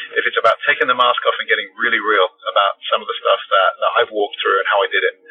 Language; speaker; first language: English; native; English